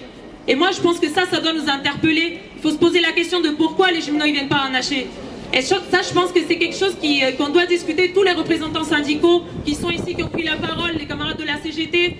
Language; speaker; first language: French; native; French